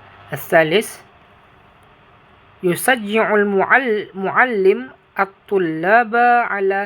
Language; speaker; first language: Arabic; non-native, learner; Indonesian